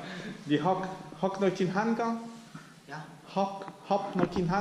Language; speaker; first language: Vietnamese; non-native, learner; French